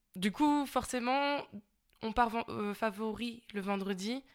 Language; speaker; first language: French; native; French